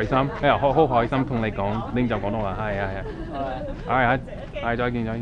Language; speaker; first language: Cantonese; non-native, learner; English